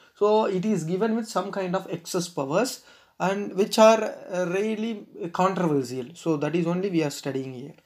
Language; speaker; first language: English; non-native, local second language; Tamil